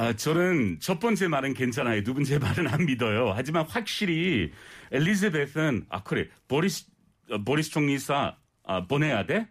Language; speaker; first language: Korean; non-native, learner; English